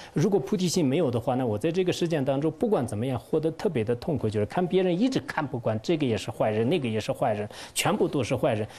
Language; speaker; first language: Chinese; non-native, local second language; Tibetan